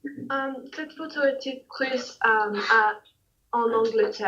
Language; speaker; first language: French; non-native, learner; English